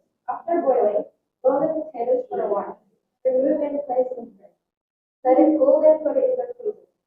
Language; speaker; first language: English; non-native, learner; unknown